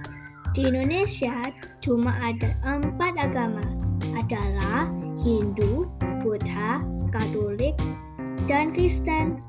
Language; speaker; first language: Indonesian; non-native, learner; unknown